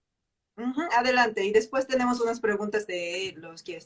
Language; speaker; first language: Spanish; early bilingual, heritage; English